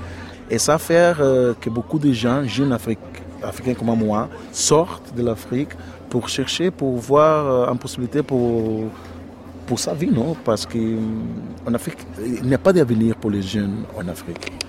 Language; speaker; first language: French; non-native, learner; Portuguese